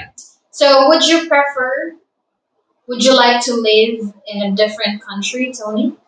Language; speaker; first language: English; non-native, fluent; Vietnamese